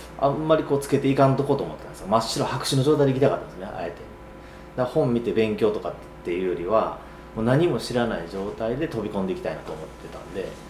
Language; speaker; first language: Japanese; native; Japanese